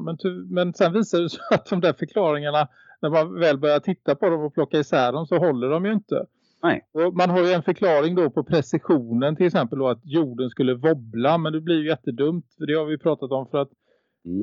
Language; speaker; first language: Swedish; native; Swedish